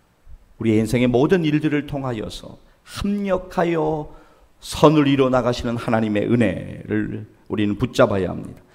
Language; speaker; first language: Korean; native; Korean